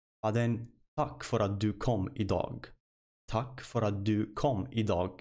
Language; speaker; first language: Swedish; non-native, fluent; Arabic